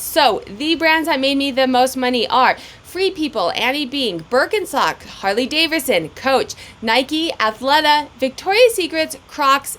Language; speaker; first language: English; native; English